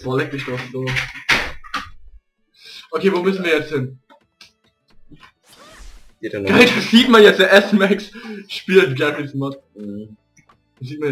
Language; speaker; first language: German; native; German